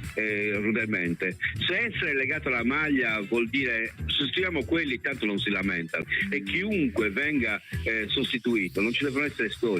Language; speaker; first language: Italian; native; Italian